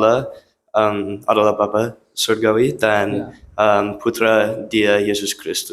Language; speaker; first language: Indonesian; non-native, learner; English